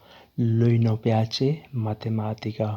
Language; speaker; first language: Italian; non-native, learner; Urdu